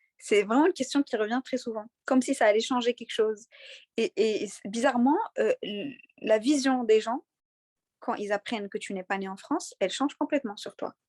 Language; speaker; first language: French; early bilingual, other home language; Arabic